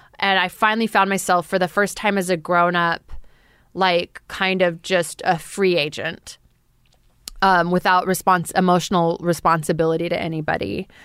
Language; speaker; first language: English; native; English